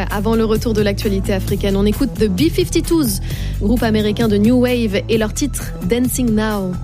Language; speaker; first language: French; native; French